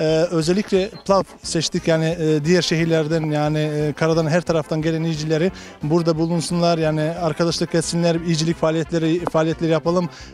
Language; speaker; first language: Turkish; non-native, fluent; Bosnian